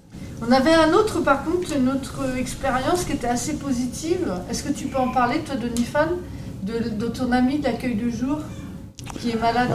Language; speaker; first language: French; native; French